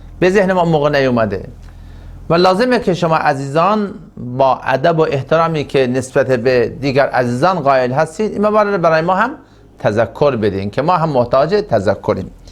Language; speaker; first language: Persian; non-native, local second language; Turkmen